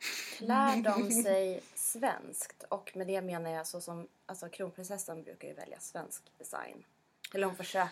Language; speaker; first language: Swedish; native; Swedish